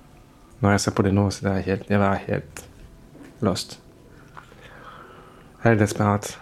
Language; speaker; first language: Norwegian; non-native, fluent; French